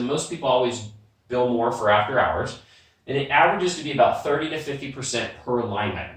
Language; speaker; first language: English; native; English